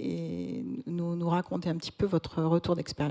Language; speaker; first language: French; native; French